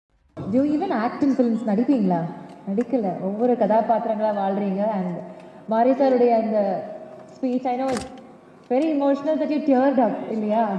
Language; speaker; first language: Tamil; native; Tamil